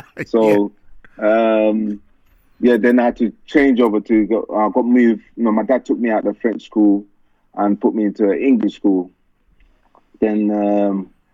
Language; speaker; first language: English; early bilingual, other home language; French